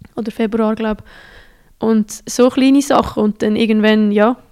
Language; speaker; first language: German; native; German